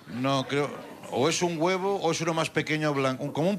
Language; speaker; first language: Spanish; native; Spanish